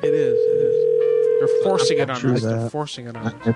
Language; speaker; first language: English; early bilingual, other home language; Spanish